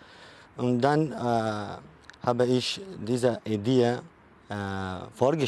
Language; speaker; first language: German; non-native, learner; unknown